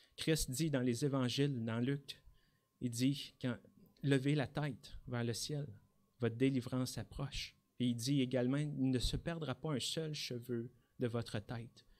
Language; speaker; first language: French; native; French